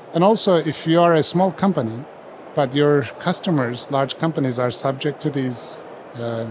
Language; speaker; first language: English; non-native, fluent; Turkish